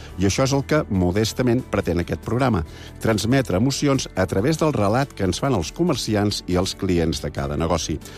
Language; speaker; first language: Catalan; native; Catalan